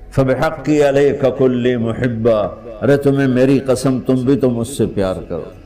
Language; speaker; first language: Urdu; non-native, local second language; Punjabi